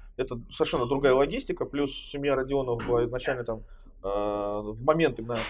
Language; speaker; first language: Russian; native; Russian